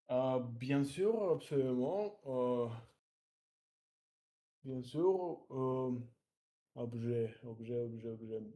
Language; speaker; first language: French; non-native, learner; Russian